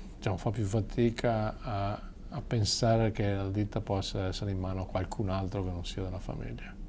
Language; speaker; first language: Italian; native; Italian